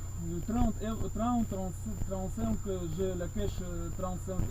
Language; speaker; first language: French; non-native, learner; Russian